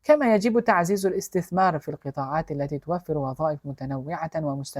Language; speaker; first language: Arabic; non-native, fluent; Uzbek